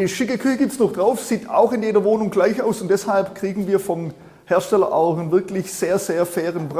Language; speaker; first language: German; native; German